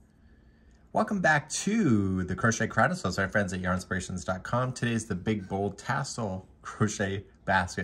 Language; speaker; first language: English; native; English